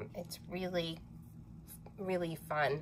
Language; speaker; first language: English; native; English